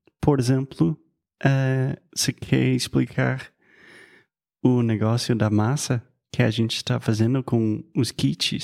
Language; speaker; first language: Portuguese; non-native, fluent; English